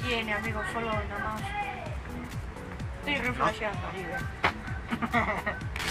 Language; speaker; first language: Spanish; native; Spanish